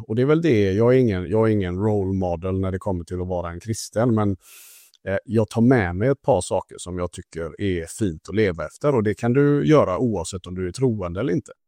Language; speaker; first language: Swedish; early bilingual, other home language; Italian